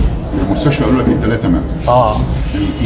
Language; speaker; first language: Arabic; native; Arabic